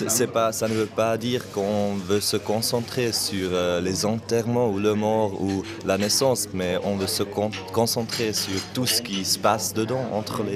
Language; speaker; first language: French; non-native, local second language; German